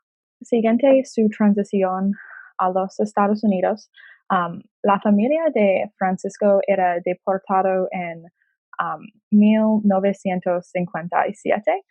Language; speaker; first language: Spanish; non-native, learner; English